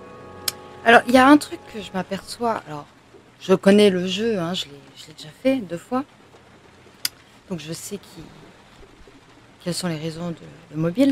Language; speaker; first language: French; native; French